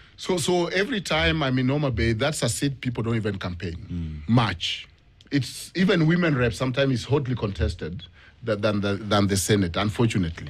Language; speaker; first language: English; non-native, local second language; Luo (Kenya and Tanzania)